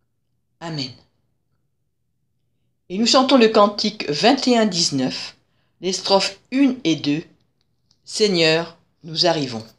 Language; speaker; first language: French; native; French